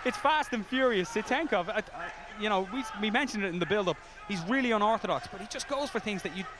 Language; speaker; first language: English; native; English